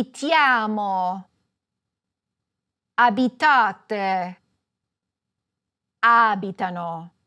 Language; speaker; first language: Italian; non-native, fluent; English